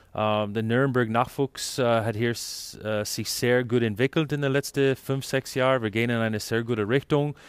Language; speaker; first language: German; non-native, fluent; English